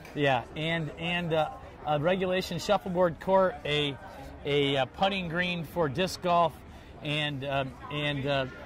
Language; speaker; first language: English; native; English